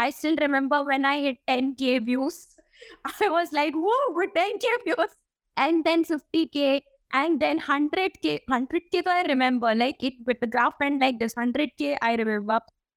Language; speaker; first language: English; non-native, local second language; Malayalam